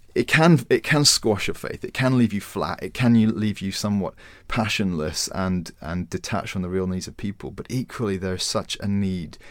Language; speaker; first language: English; native; English